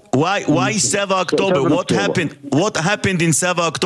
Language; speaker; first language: English; non-native, learner; Hebrew